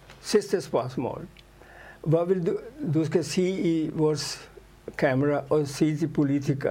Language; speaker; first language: Danish; non-native, fluent; Urdu